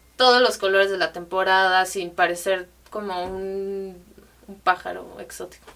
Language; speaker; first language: Spanish; native; Spanish